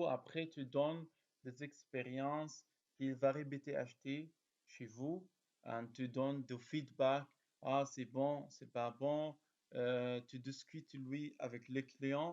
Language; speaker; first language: French; non-native, learner; Arabic